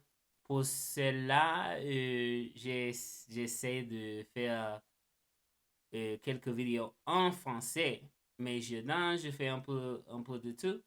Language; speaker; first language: French; non-native, learner; English